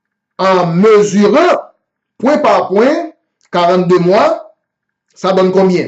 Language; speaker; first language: French; non-native, local second language; Haitian Creole